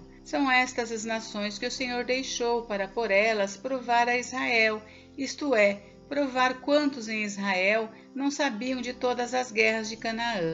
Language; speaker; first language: Portuguese; native; Portuguese